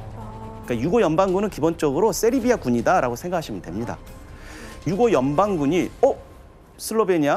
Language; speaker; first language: Korean; native; Korean